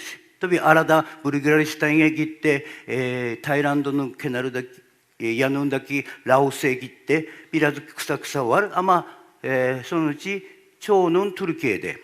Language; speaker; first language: Turkish; non-native, learner; Japanese